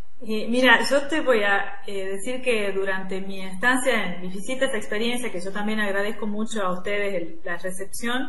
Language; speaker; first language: Spanish; native; Spanish